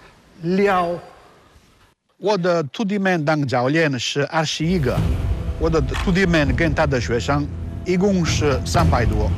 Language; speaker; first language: Chinese; non-native, learner; Italian